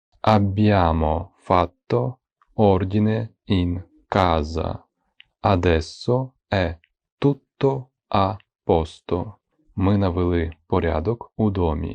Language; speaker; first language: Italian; non-native, fluent; Ukrainian